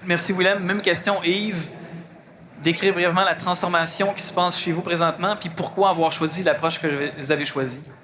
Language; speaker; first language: French; native; French